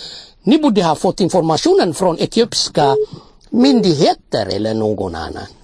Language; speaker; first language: Swedish; non-native, fluent; Amharic